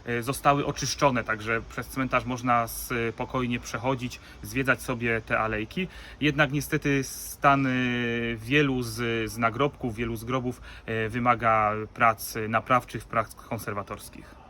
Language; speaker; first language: Polish; native; Polish